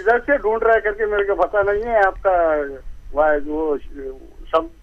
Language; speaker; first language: Hindi; non-native, local second language; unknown